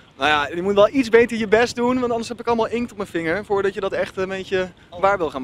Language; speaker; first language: Dutch; native; Dutch